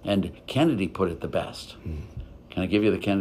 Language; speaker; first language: English; native; English